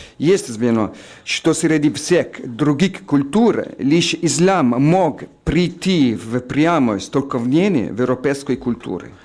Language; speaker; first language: Russian; non-native, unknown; Italian